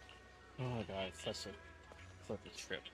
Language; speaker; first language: English; native; English